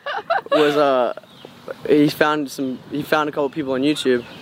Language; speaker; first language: English; native; English